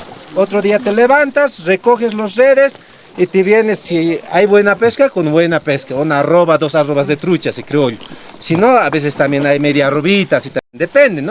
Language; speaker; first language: Spanish; non-native, local second language; Aymara